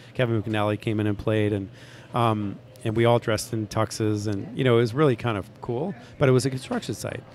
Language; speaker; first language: English; native; English